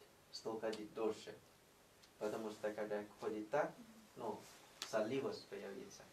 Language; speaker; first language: Russian; non-native, learner; Thai